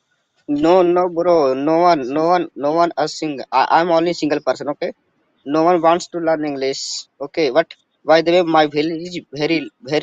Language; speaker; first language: English; non-native, learner; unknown